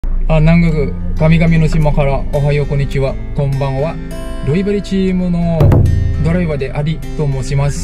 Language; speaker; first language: Japanese; non-native, fluent; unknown